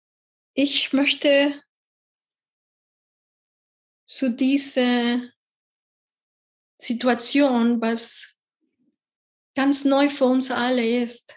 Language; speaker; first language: German; non-native, fluent; Spanish